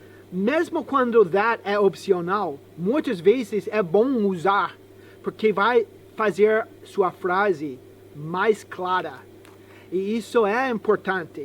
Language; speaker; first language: Portuguese; non-native, fluent; English